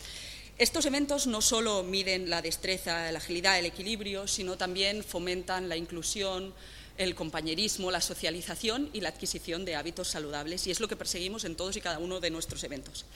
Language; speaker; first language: Spanish; native; Spanish